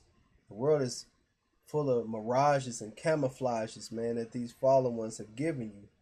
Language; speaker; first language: English; native; English